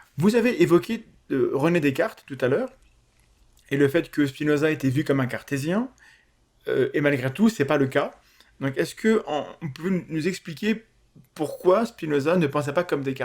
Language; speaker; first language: French; native; French